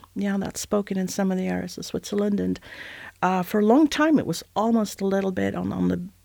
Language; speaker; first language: English; non-native, fluent; Swedish